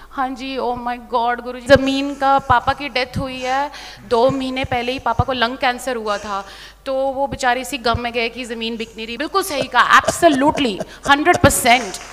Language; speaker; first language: Hindi; native; Hindi